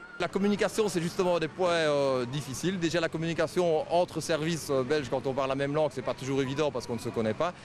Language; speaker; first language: French; native; French